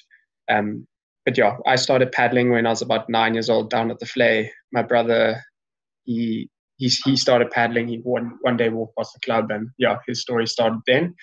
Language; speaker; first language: English; native; English